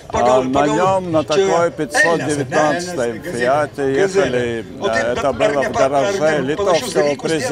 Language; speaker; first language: Russian; non-native, fluent; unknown